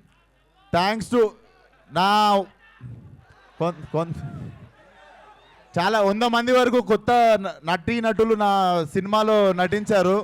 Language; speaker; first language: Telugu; native; Telugu